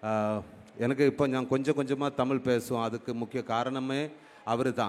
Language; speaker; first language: Tamil; non-native, local second language; Malayalam